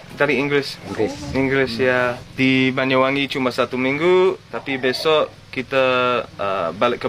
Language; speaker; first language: Indonesian; non-native, learner; English